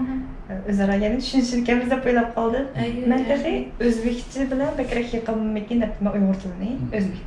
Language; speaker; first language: Turkish; non-native, learner; Uyghur